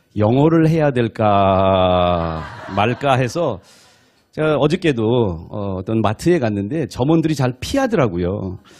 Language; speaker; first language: Korean; native; Korean